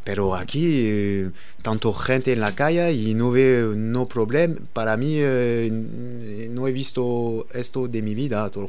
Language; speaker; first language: Spanish; non-native, learner; French